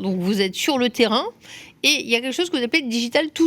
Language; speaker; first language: French; native; French